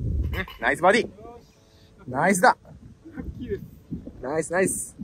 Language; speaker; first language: Japanese; native; Japanese